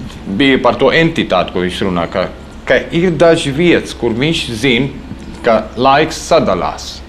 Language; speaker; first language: Latvian; early bilingual, heritage; Latvian